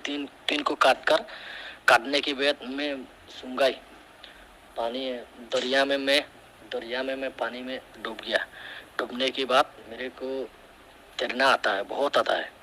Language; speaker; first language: Hindi; non-native, learner; Rohingya